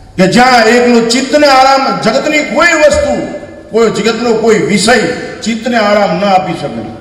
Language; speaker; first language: Gujarati; native; Gujarati